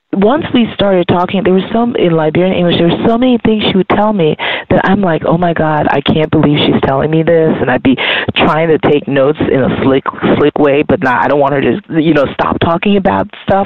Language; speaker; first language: English; native; English